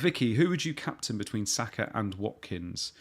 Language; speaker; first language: English; native; English